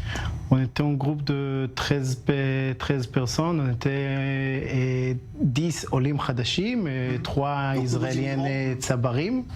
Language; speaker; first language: French; non-native, learner; Hebrew